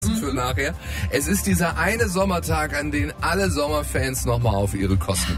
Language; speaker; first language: German; native; German